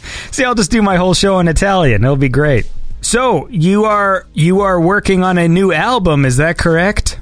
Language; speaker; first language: English; native; English